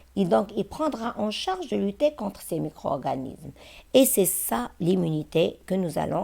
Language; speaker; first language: French; non-native, local second language; Arabic